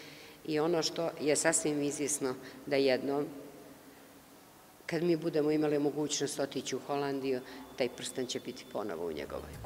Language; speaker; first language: Serbian; native; Serbian